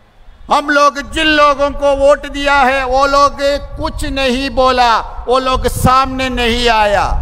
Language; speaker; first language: Hindi; non-native, local second language; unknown